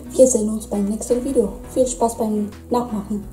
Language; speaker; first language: German; non-native, fluent; Swahili